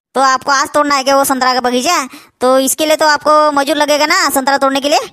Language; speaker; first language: Hindi; non-native, local second language; Marathi